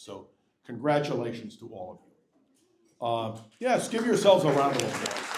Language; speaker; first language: English; native; English